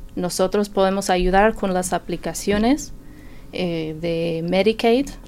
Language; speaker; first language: Spanish; non-native, fluent; English